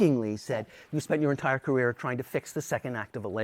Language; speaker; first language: English; native; English